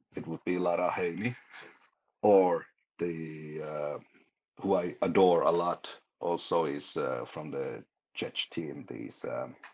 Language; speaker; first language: English; non-native, fluent; Finnish